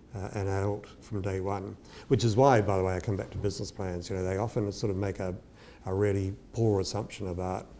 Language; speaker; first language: English; native; English